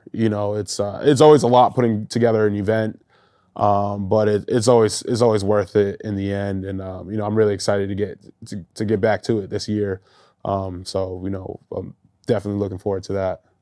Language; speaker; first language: English; native; English